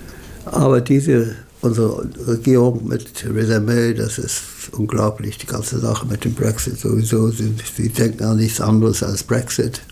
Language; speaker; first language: German; early bilingual, heritage; German